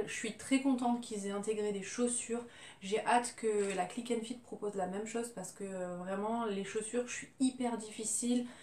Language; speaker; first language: French; native; French